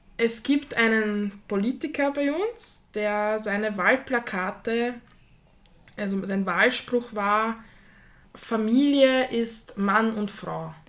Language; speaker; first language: German; early bilingual, other home language; Slovak